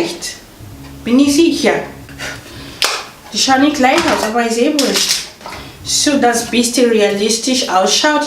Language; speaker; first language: German; non-native, fluent; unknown